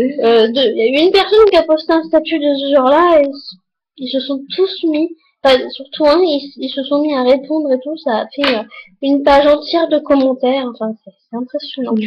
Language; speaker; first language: French; native; French